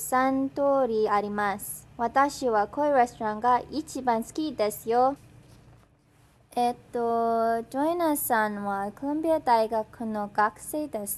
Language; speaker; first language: Japanese; non-native, learner; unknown